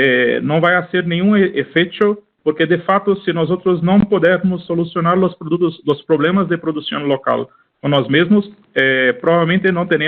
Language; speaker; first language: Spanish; non-native, learner; Portuguese